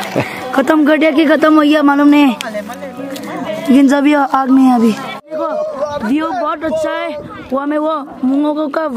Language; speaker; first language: Hindi; non-native, local second language; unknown